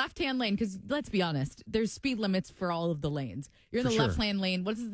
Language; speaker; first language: English; native; English